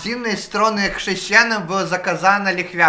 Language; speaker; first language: Polish; non-native, fluent; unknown